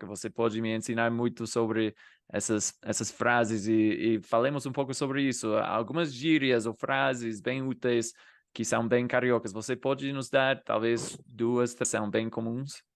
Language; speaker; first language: Portuguese; non-native, fluent; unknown